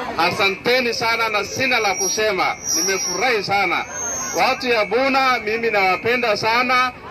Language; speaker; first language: Swahili; non-native, local second language; Somali